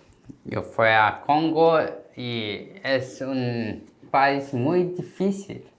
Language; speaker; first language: Spanish; non-native, learner; Korean